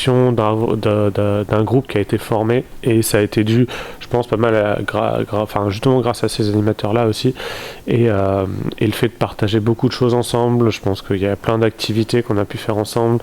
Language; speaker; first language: French; native; French